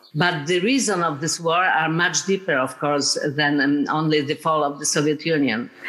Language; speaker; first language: English; non-native, fluent; Polish